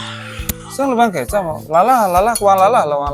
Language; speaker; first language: Indonesian; non-native, local second language; Balinese